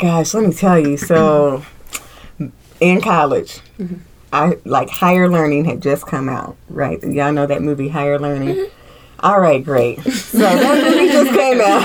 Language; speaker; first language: English; native; English